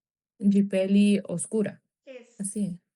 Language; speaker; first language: Portuguese; non-native, learner; Spanish